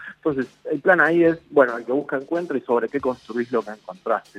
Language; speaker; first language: Spanish; native; Spanish